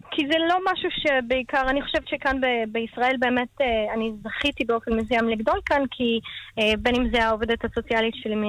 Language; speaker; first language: Hebrew; native; Hebrew